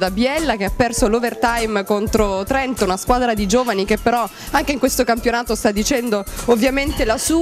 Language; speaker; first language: Italian; native; Italian